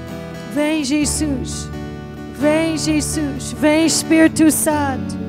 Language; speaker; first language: Portuguese; non-native, fluent; English